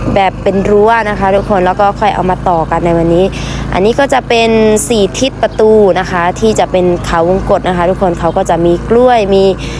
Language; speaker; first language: Thai; non-native, fluent; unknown